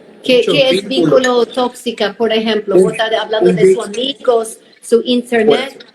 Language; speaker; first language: Spanish; non-native, fluent; English